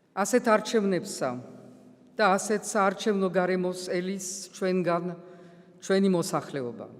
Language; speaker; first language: Georgian; early bilingual, heritage; Georgian